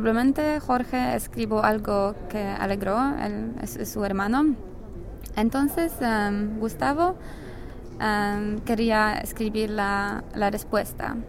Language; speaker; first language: Spanish; non-native, learner; English